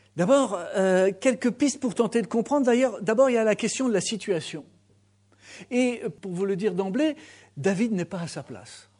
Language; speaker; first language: French; native; French